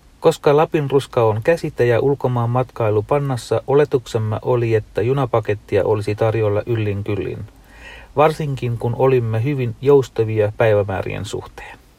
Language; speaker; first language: Finnish; non-native, fluent; Tamil